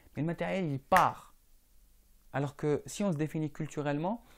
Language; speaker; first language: French; non-native, local second language; Arabic